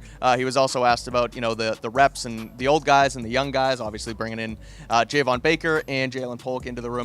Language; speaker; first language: English; native; English